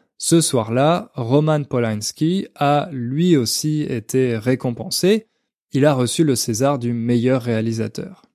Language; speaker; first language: French; native; French